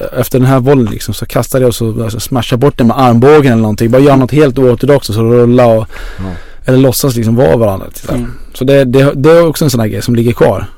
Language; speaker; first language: Swedish; native; Swedish